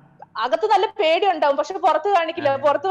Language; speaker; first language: Malayalam; early bilingual, heritage; Malayalam